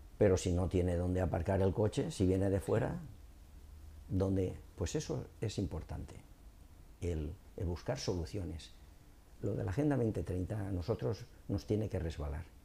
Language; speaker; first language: Spanish; native; Spanish